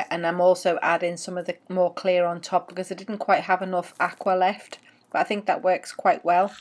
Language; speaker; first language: English; native; English